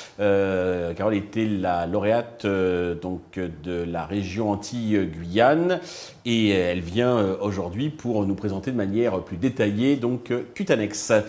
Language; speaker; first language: French; native; French